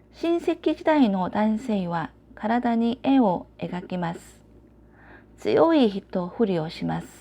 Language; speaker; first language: Japanese; non-native, learner; Korean